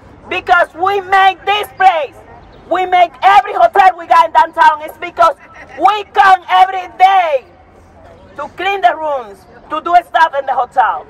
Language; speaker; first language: English; non-native, learner; Spanish